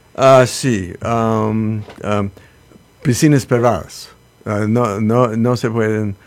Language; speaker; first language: Spanish; non-native, learner; English